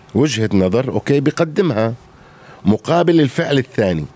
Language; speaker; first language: Arabic; native; Arabic